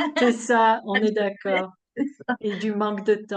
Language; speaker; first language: French; native; French